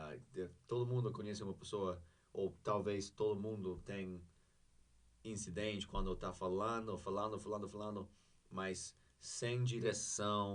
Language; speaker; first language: Portuguese; non-native, fluent; English